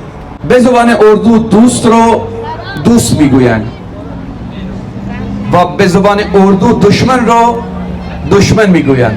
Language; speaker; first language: Persian; non-native, fluent; Urdu